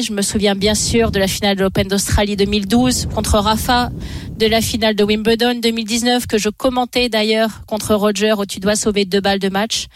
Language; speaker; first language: French; native; French